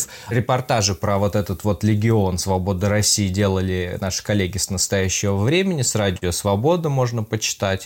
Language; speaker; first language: Russian; native; Russian